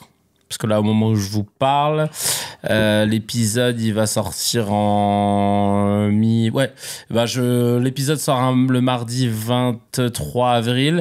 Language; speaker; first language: French; native; French